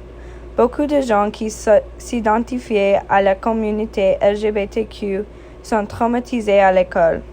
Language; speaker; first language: French; non-native, fluent; English